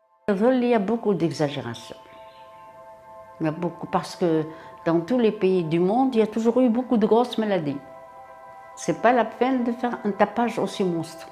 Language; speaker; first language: French; non-native, local second language; Arabic